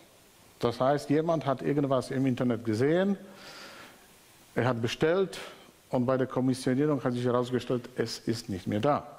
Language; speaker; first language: German; non-native, fluent; Polish